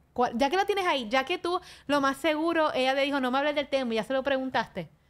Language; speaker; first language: Spanish; native; Spanish